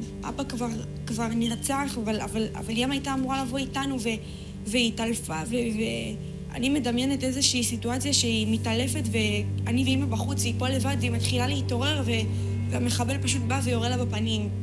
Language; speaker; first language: Hebrew; native; Hebrew